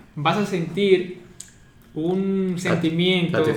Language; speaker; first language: Spanish; native; Spanish